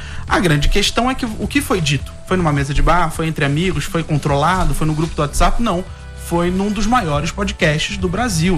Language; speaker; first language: Portuguese; native; Portuguese